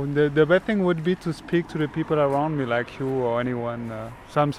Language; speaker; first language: English; non-native, fluent; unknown